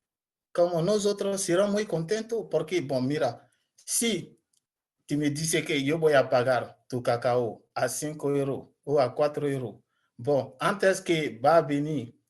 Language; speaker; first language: Spanish; non-native, learner; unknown